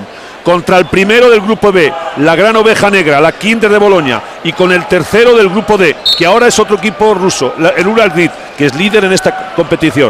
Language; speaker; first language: Spanish; native; Spanish